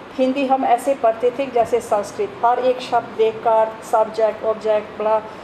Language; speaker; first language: Hindi; non-native, fluent; Hungarian